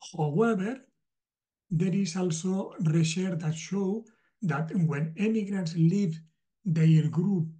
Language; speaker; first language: English; non-native, learner; Spanish